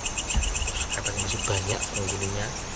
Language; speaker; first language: Indonesian; non-native, local second language; Javanese